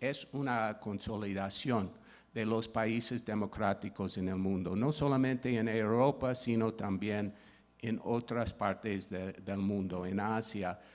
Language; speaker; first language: Spanish; non-native, fluent; English